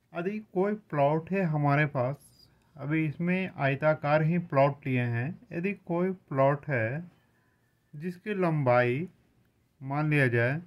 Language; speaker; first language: Hindi; native; Hindi